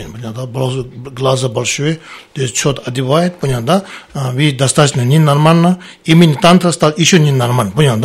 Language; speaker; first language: Russian; non-native, learner; Tibetan